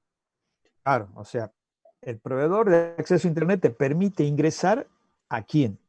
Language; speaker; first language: Spanish; native; Spanish